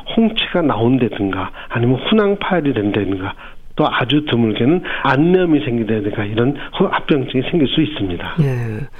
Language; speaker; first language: Korean; native; Korean